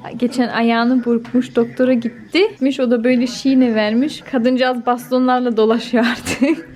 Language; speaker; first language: Turkish; early bilingual, heritage; Turkish